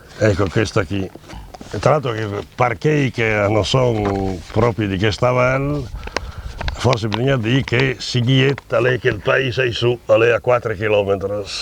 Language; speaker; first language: Italian; non-native, local second language; Friulian